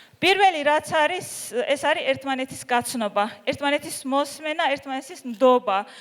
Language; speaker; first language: Georgian; non-native, local second language; Azerbaijani